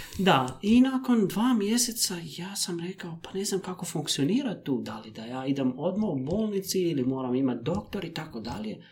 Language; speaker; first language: Croatian; non-native, fluent; Arabic